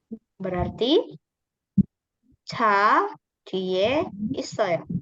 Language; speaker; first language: Korean; non-native, fluent; Indonesian